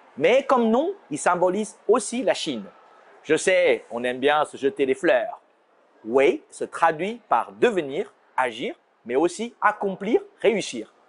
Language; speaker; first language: French; non-native, fluent; Chinese